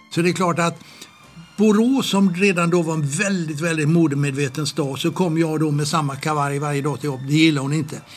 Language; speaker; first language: Swedish; native; Swedish